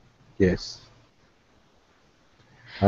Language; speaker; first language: English; non-native, learner; Arabic